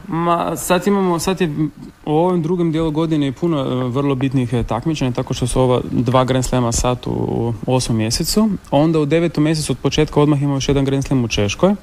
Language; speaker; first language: Serbian; early bilingual, heritage; Slovenian